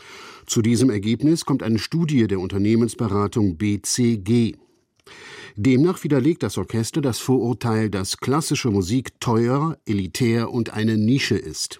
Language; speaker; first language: German; native; German